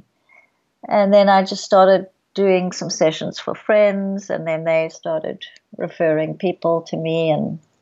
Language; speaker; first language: English; native; English